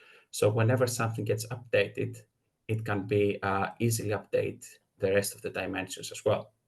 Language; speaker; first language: English; non-native, fluent; Greek